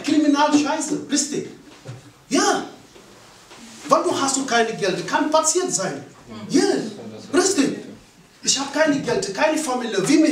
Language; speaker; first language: German; non-native, learner; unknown